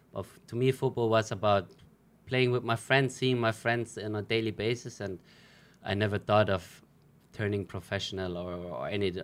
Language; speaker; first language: English; non-native, fluent; German